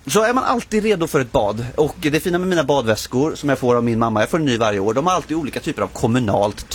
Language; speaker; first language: Swedish; native; Swedish